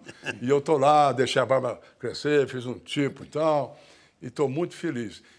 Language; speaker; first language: Portuguese; native; Portuguese